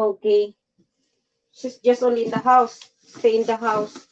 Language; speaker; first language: English; non-native, learner; Filipino